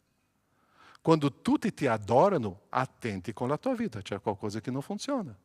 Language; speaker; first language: Italian; non-native, fluent; Portuguese